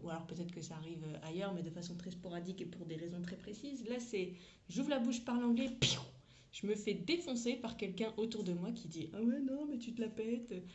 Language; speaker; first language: French; native; French